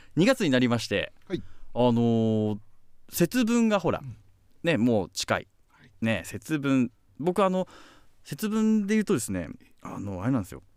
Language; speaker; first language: Japanese; native; Japanese